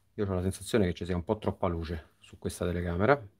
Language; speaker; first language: Italian; native; Italian